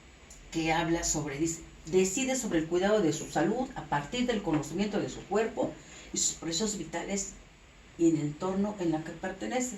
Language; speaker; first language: Spanish; native; Spanish